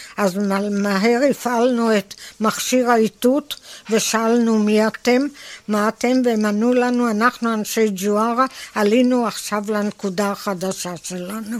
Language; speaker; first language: Hebrew; native; Hebrew